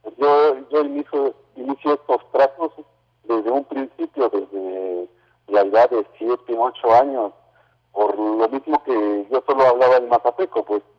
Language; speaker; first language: Spanish; non-native, local second language; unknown